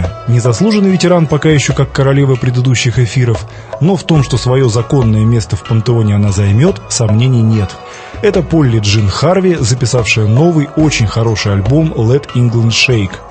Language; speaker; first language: Russian; native; Russian